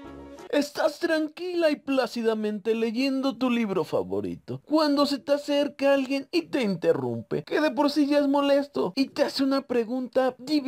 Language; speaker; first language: Spanish; native; Spanish